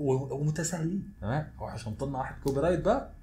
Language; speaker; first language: Arabic; native; Arabic